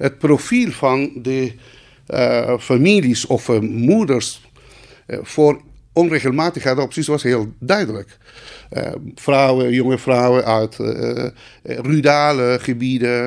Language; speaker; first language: Dutch; non-native, local second language; Spanish